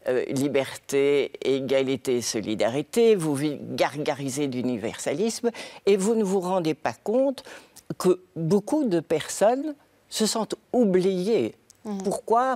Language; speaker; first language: French; native; French